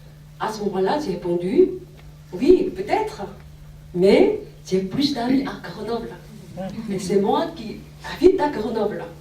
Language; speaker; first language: French; non-native, fluent; Korean